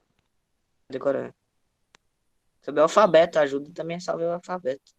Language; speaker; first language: Portuguese; native; Portuguese